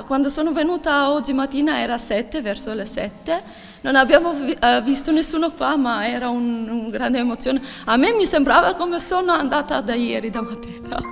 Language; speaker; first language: Italian; non-native, learner; Albanian